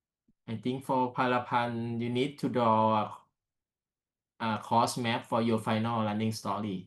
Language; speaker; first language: English; non-native, learner; Thai